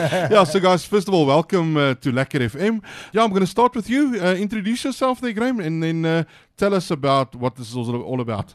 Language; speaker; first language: English; non-native, local second language; Afrikaans